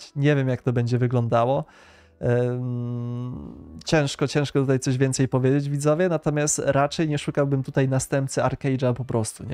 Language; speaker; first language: Polish; native; Polish